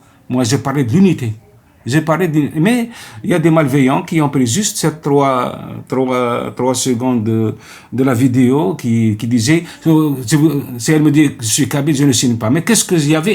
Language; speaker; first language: French; non-native, local second language; Arabic